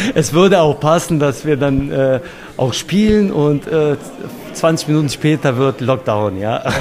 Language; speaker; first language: German; non-native, fluent; Bosnian